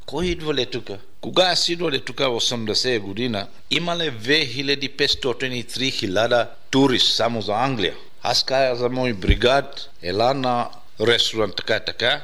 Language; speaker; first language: Bulgarian; non-native, learner; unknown